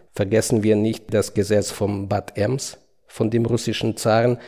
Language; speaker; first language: German; non-native, fluent; Ukrainian